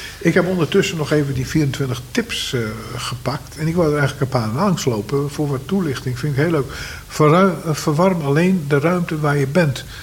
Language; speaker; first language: Dutch; native; Dutch